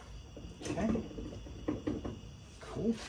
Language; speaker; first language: English; native; English